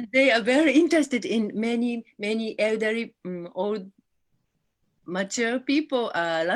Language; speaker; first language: English; non-native, learner; Japanese